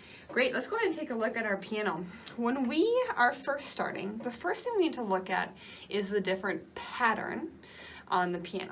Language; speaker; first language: English; native; English